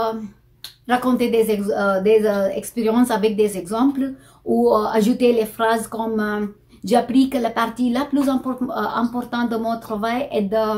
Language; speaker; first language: French; non-native, fluent; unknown